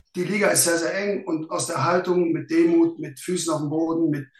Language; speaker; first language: German; native; German